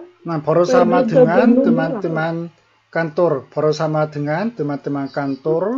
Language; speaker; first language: Indonesian; non-native, fluent; Korean